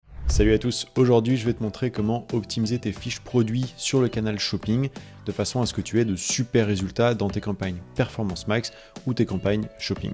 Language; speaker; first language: French; native; French